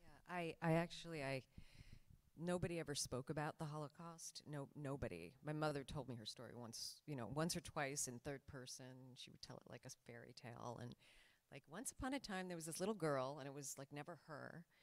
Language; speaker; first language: English; native; English